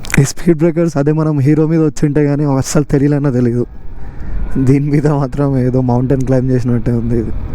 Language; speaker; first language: Telugu; non-native, local second language; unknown